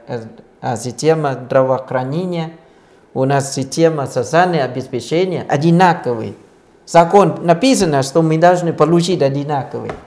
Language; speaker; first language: Russian; non-native, fluent; Thai